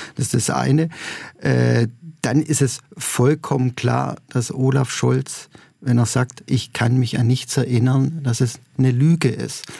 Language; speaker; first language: German; native; German